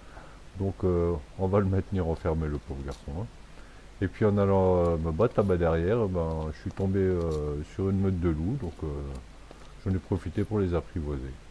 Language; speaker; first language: French; native; French